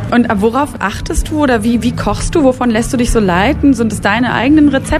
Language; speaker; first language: German; native; German